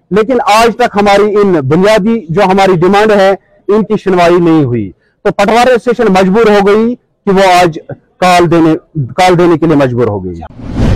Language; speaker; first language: Urdu; non-native, local second language; Kashmiri